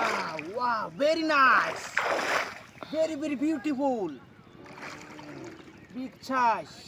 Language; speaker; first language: English; non-native, learner; Bangla